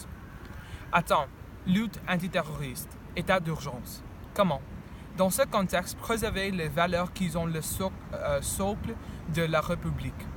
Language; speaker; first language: French; non-native, learner; English